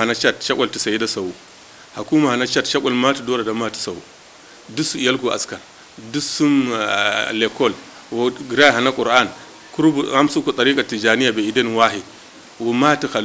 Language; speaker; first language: Arabic; non-native, local second language; Hausa